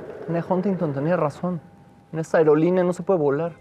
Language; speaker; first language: Spanish; native; Spanish